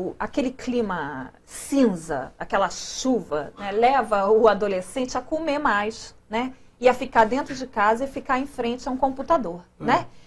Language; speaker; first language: Portuguese; native; Portuguese